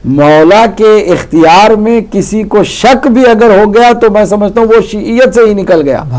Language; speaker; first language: Urdu; native; Urdu